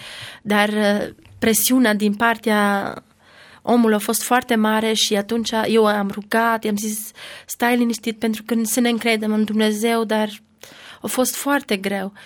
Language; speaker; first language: Romanian; non-native, learner; Albanian